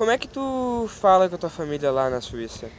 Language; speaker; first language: Portuguese; native; Portuguese